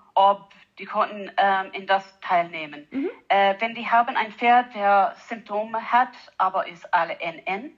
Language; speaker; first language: German; non-native, fluent; English